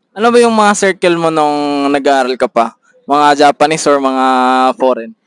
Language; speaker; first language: Filipino; native; Filipino